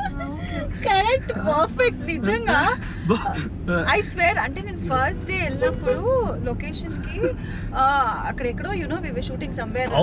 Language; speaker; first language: Telugu; native; Telugu